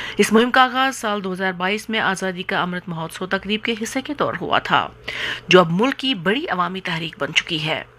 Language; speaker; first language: Urdu; non-native, local second language; Kashmiri